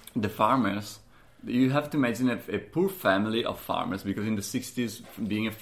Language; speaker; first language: English; non-native, fluent; Italian